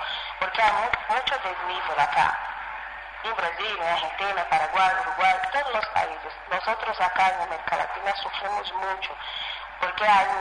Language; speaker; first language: Spanish; non-native, fluent; Portuguese